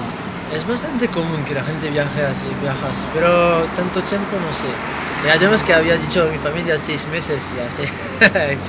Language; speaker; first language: Spanish; non-native, fluent; French